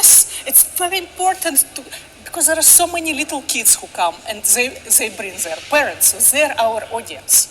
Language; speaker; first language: English; non-native, fluent; Russian